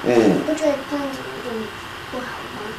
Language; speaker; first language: Chinese; early bilingual, heritage; Chinese